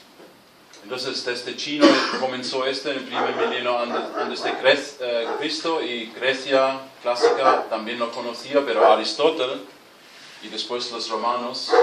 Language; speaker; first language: Spanish; non-native, fluent; German